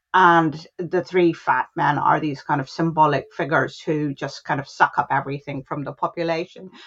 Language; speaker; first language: English; non-native, local second language; Hindi